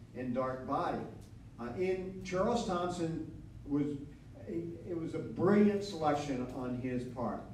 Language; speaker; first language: English; native; English